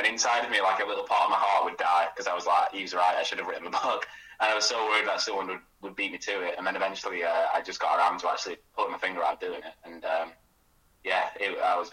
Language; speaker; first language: English; native; English